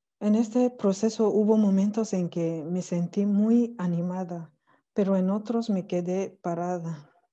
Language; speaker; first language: Spanish; non-native, fluent; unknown